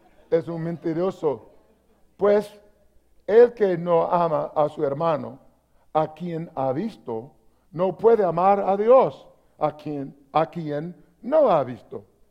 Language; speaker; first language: Spanish; non-native, learner; English